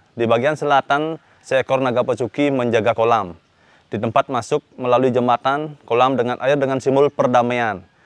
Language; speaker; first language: Indonesian; non-native, local second language; Balinese